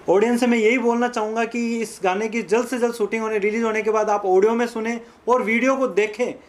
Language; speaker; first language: Hindi; native; Hindi